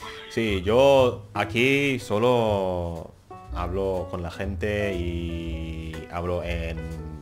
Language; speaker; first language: Spanish; non-native, learner; Indonesian